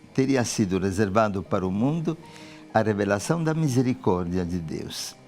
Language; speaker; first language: Portuguese; non-native, fluent; Italian